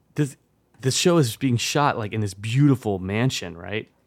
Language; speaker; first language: English; early bilingual, other home language; French